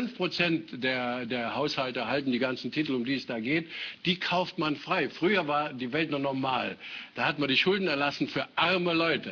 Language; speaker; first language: German; native; German